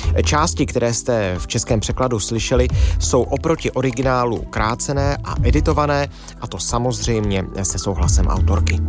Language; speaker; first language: Czech; native; Czech